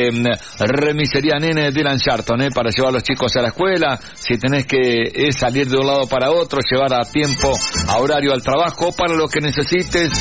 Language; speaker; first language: Spanish; native; Spanish